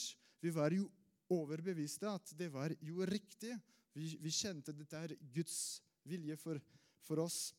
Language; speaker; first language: Norwegian; non-native, fluent; French